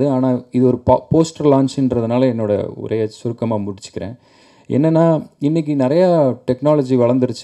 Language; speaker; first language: Tamil; native; Tamil